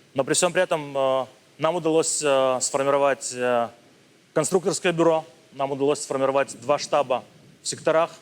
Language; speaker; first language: Russian; native; Russian